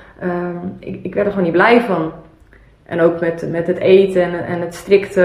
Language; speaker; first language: Dutch; early bilingual, other home language; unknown